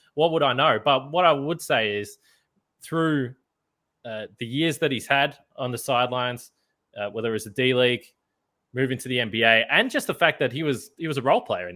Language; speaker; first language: English; native; English